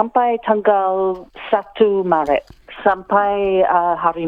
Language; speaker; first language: Indonesian; non-native, fluent; English